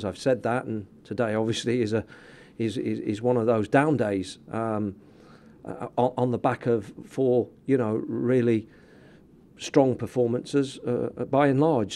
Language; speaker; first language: English; native; English